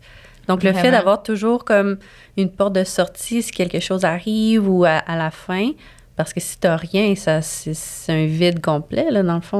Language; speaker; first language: French; native; French